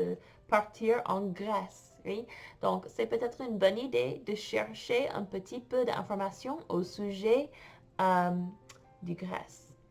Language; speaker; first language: French; non-native, fluent; English